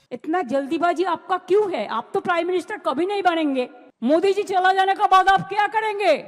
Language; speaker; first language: Hindi; non-native, local second language; Bangla